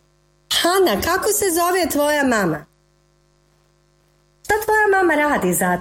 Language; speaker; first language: Croatian; native; Croatian